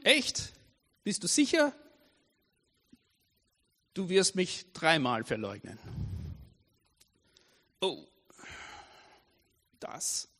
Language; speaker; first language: German; non-native, fluent; English